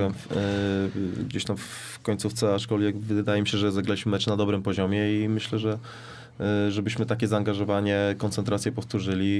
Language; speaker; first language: Polish; native; Polish